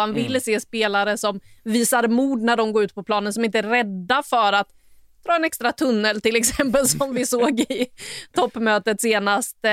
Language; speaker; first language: Swedish; native; Swedish